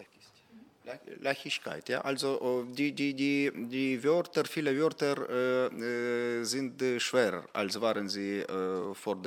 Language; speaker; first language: German; non-native, fluent; Ukrainian